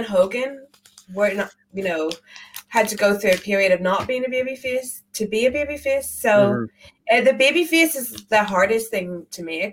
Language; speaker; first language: English; native; English